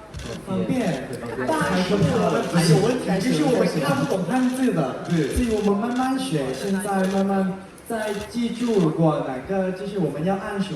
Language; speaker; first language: Chinese; non-native, fluent; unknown